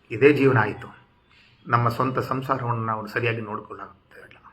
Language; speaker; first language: Kannada; non-native, local second language; Tamil